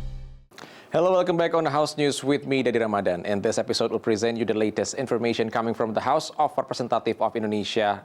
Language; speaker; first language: English; non-native, fluent; Indonesian